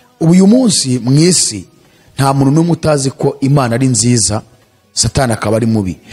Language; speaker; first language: Kinyarwanda; native; Kinyarwanda